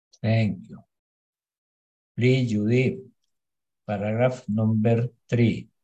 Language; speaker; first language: English; non-native, learner; Spanish